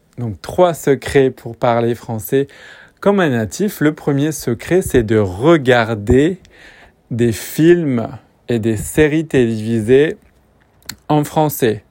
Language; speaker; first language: French; native; French